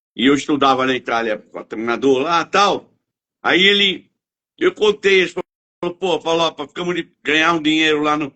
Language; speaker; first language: Portuguese; native; Portuguese